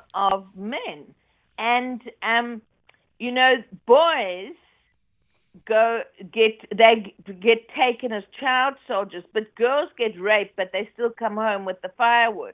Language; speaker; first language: English; native; English